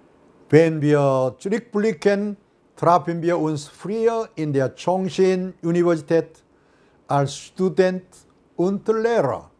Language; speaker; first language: German; non-native, fluent; Korean